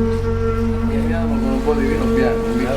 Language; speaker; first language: Italian; native; Italian